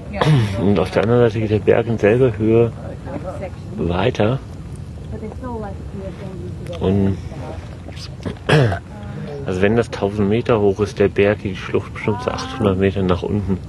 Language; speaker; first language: German; native; German